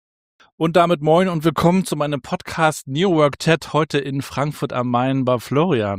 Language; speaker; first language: German; native; German